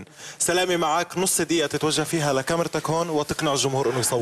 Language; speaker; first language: Arabic; native; Arabic